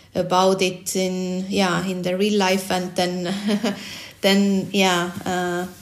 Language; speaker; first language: English; non-native, fluent; Estonian